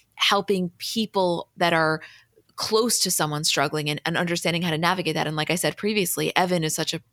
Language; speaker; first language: English; native; English